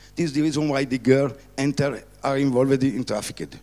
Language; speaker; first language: English; non-native, learner; Italian